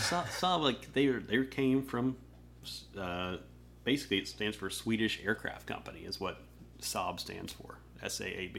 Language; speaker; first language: English; native; English